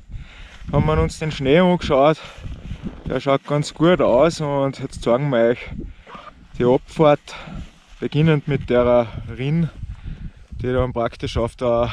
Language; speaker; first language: German; native; German